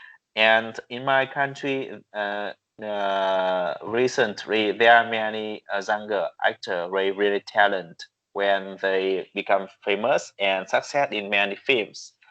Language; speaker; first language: English; non-native, learner; Vietnamese